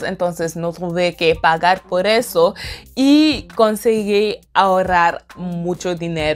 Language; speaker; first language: Spanish; non-native, fluent; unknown